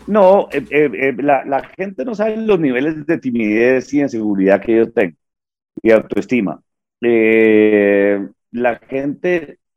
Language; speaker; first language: Spanish; native; Spanish